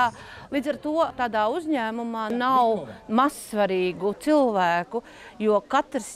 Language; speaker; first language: Latvian; native; Latvian